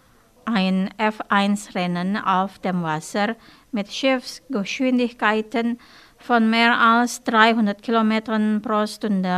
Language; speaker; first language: German; non-native, fluent; Indonesian